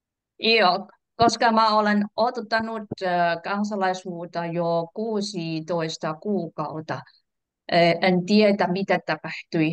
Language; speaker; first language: Finnish; non-native, learner; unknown